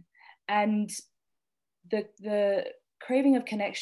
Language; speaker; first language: English; native; English